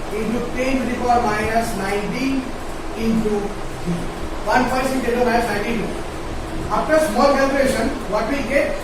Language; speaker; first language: English; non-native, local second language; Bangla